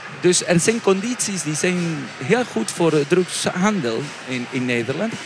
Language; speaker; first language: Dutch; non-native, fluent; Spanish